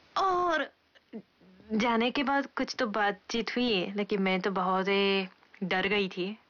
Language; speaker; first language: Hindi; non-native, fluent; Japanese